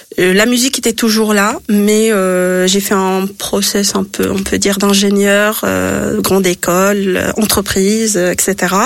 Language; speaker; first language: French; non-native, local second language; Arabic